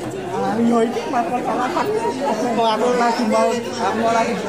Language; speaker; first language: Indonesian; non-native, local second language; Javanese